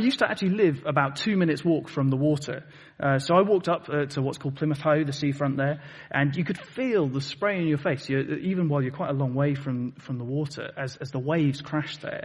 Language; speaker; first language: English; native; English